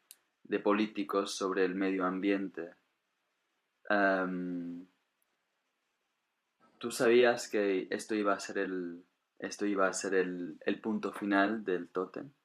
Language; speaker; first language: Spanish; non-native, fluent; English